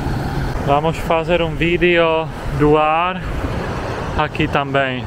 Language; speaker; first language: Portuguese; non-native, fluent; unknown